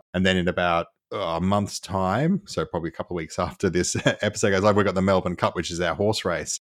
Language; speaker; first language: English; native; English